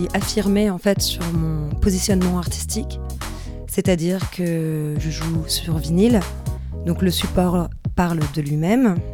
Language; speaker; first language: French; native; French